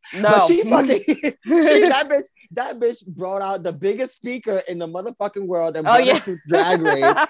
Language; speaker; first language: English; early bilingual, other home language; Spanish